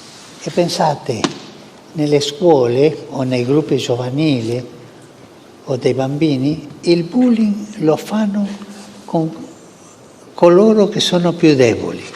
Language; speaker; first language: Italian; non-native, fluent; Spanish